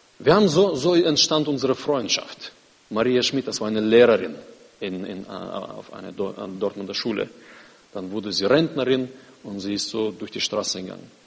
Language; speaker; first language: German; non-native, fluent; Russian